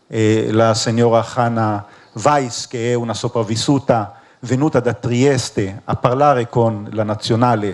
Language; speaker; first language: Italian; non-native, fluent; Hebrew